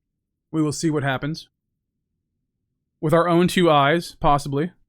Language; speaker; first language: English; native; English